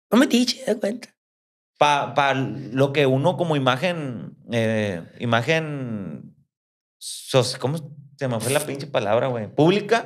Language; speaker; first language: Spanish; native; Spanish